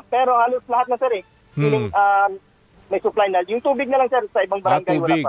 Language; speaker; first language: Filipino; non-native, local second language; Cebuano